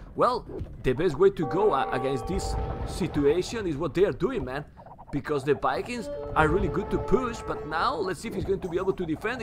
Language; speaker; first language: English; non-native, fluent; Spanish